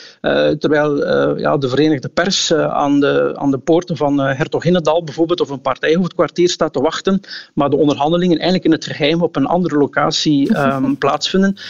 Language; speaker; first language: Dutch; native; Dutch